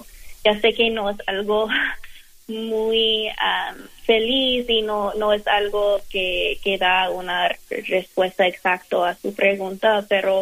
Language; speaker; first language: Spanish; non-native, fluent; English